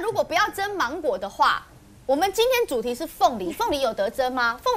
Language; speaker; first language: Chinese; native; Chinese